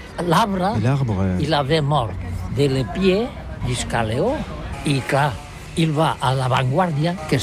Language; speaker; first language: French; non-native, learner; Catalan